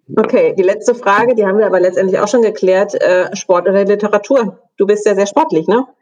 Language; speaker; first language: German; native; German